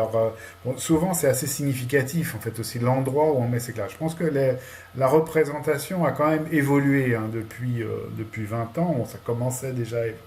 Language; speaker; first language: French; native; French